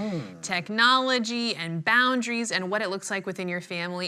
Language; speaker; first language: English; native; English